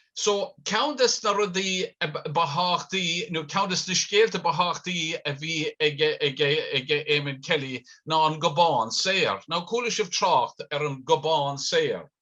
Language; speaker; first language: Irish; native; Irish